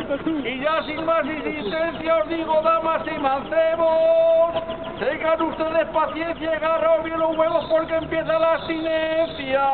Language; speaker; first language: Spanish; native; Spanish